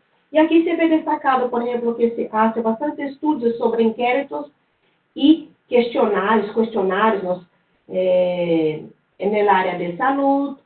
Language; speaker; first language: Spanish; non-native, fluent; Portuguese